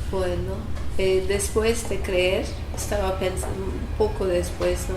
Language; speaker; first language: Spanish; non-native, fluent; English